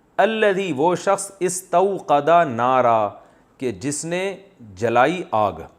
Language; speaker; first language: Urdu; native; Urdu